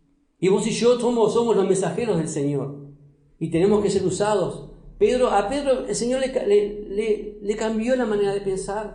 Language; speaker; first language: Spanish; native; Spanish